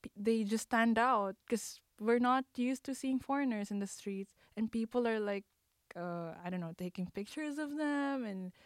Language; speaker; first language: English; non-native, local second language; Filipino